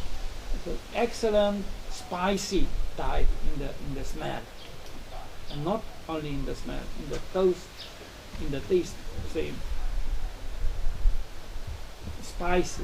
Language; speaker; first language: English; non-native, learner; Romanian